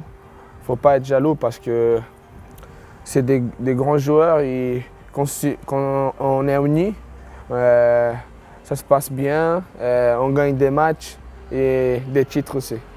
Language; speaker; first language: French; non-native, fluent; Portuguese